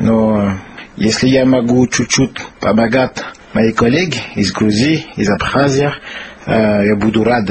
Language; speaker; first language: Russian; non-native, learner; French